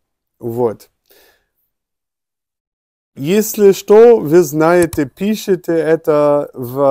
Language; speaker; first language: Russian; non-native, learner; German